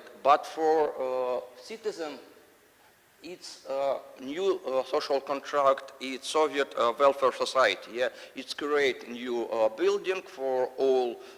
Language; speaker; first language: English; non-native, learner; Russian